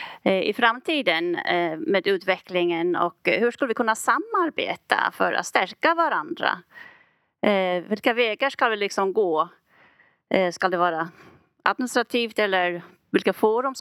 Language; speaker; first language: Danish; non-native, learner; Swedish